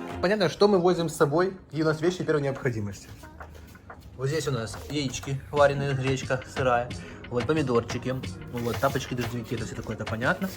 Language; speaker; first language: Russian; native; Russian